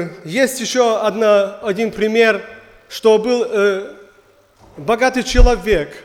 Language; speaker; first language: Russian; non-native, learner; German